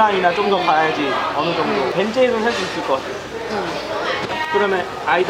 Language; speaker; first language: Korean; native; Korean